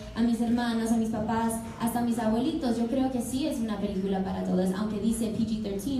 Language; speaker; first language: Spanish; early bilingual, other home language; English